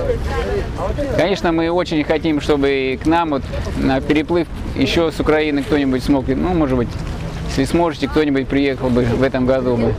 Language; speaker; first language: Russian; native; Russian